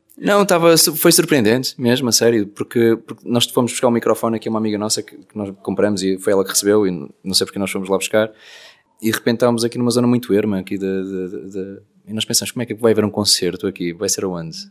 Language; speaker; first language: Portuguese; native; Portuguese